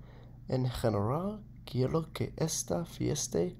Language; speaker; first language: Spanish; non-native, learner; English